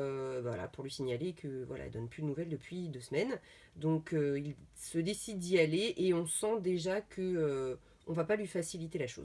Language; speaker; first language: French; native; French